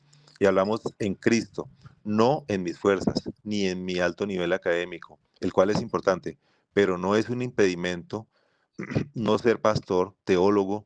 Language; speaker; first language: Spanish; native; Spanish